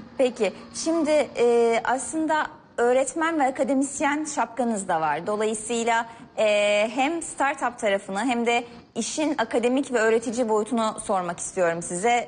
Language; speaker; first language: Turkish; native; Turkish